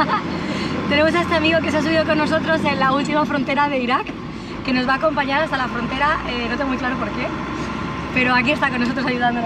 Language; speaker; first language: Spanish; native; Spanish